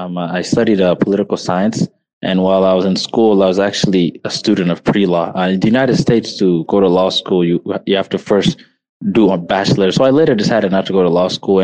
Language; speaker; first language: English; native; English